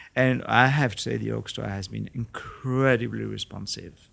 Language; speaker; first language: English; non-native, fluent; French